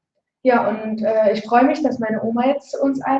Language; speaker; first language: German; non-native, learner; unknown